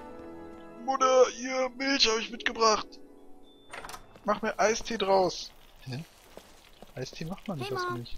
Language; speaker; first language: German; native; German